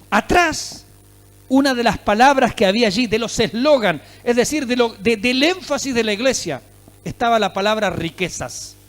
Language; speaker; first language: Spanish; native; Spanish